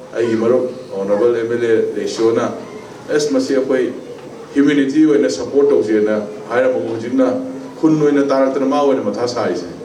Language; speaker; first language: Manipuri; non-native, local second language; Tangkhul Naga (India)